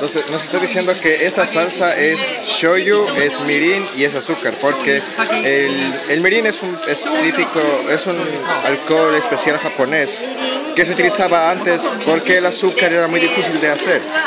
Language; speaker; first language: Spanish; native; Spanish